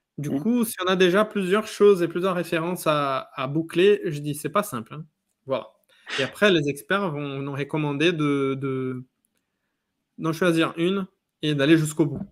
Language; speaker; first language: French; non-native, fluent; Portuguese